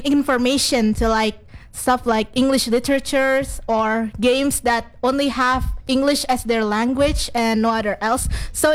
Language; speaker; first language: English; non-native, fluent; Indonesian